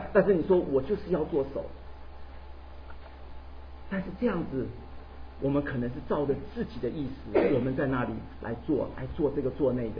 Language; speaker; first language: Chinese; native; Chinese